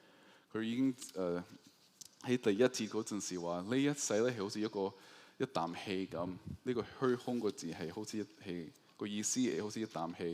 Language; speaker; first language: Cantonese; early bilingual, heritage; Cantonese